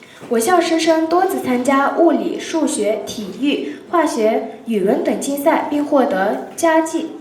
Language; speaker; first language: Chinese; non-native, learner; Mongolian